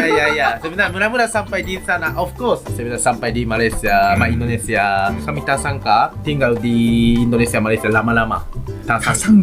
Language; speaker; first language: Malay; non-native, learner; Japanese